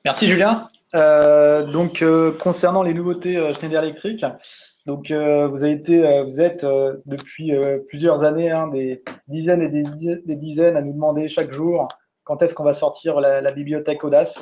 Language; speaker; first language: French; native; French